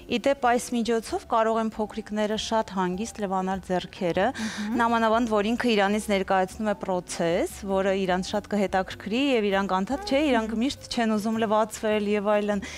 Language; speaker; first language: Armenian; native; Armenian